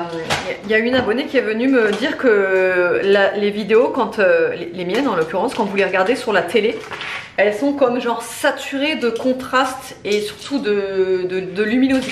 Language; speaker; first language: French; native; French